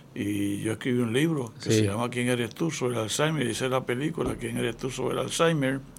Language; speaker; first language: Spanish; native; Spanish